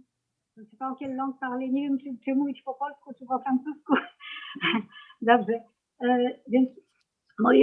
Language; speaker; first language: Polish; early bilingual, heritage; French